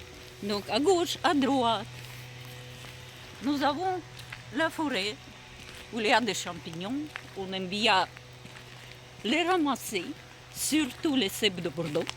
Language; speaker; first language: French; non-native, learner; Russian